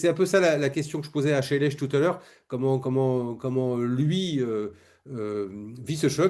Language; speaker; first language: French; native; French